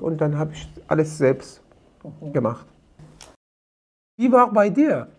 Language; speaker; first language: German; non-native, learner; Persian